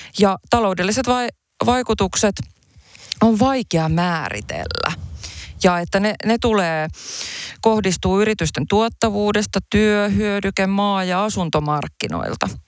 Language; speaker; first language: Finnish; early bilingual, other home language; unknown